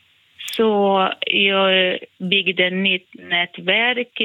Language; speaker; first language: Swedish; non-native, fluent; Portuguese